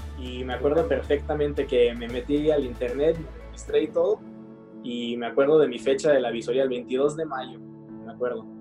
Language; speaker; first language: Spanish; early bilingual, heritage; Spanish